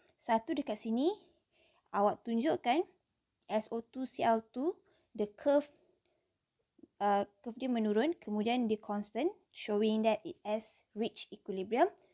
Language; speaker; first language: English; non-native, local second language; Malay